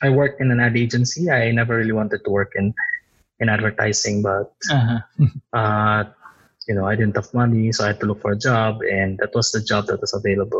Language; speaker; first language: English; non-native, local second language; Waray